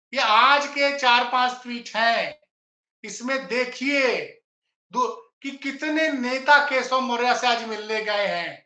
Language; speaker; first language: Hindi; native; Hindi